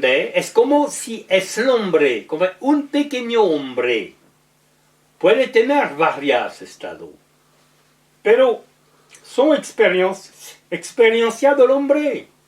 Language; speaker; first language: Spanish; non-native, learner; French